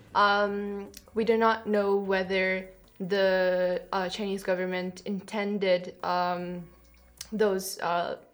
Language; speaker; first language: English; non-native, fluent; Kyrgyz